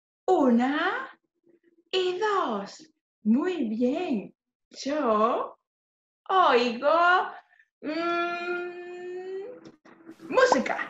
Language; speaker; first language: Spanish; non-native, fluent; English